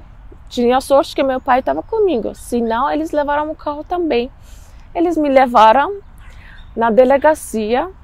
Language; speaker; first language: Portuguese; non-native, learner; Persian